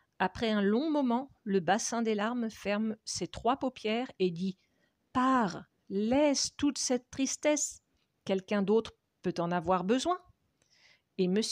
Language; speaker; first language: French; native; French